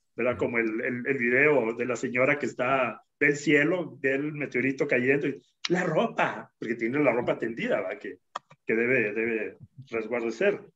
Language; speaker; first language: Spanish; native; Spanish